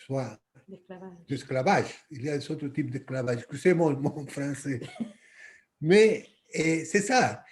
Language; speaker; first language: French; non-native, fluent; Spanish